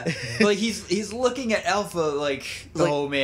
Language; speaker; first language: English; native; English